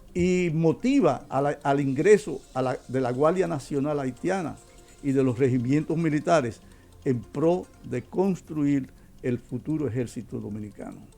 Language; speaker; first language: Spanish; native; Spanish